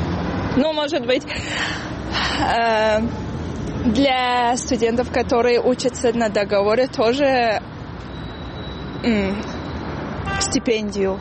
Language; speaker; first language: Russian; non-native, local second language; Tajik